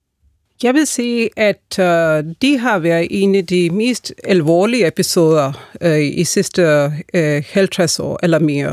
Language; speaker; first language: Danish; non-native, fluent; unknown